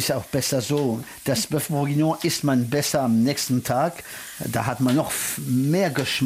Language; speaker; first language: German; early bilingual, heritage; French